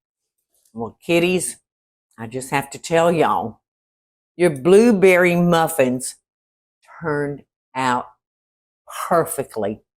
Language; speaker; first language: English; native; English